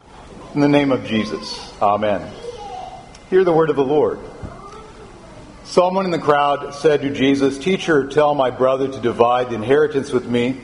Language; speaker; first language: English; native; English